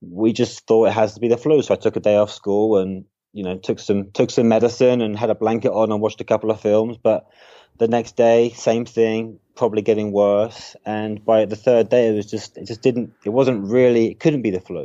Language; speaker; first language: English; native; English